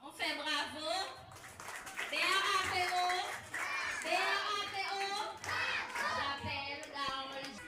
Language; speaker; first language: French; non-native, local second language; Haitian Creole